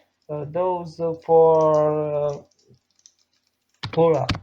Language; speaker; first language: English; non-native, learner; Serbian